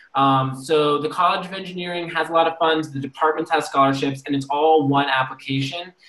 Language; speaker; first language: English; native; English